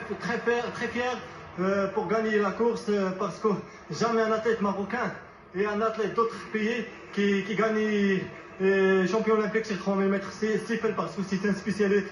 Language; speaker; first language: French; non-native, learner; Arabic